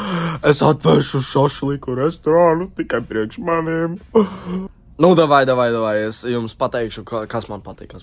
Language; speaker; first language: Latvian; early bilingual, heritage; English